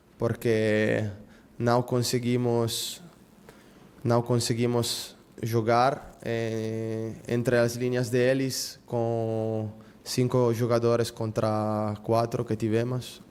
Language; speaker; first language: Portuguese; non-native, fluent; Spanish